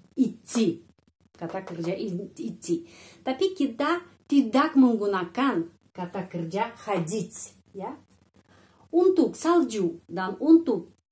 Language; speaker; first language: Indonesian; non-native, fluent; Russian